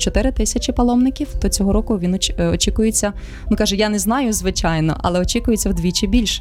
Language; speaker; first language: Ukrainian; native; Ukrainian